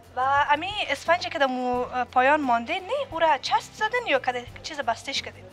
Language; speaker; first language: Persian; native; Persian